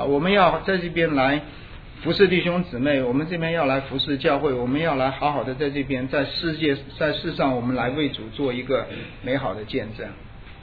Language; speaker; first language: Chinese; native; Chinese